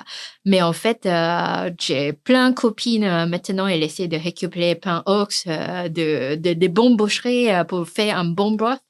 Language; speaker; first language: French; non-native, fluent; Cantonese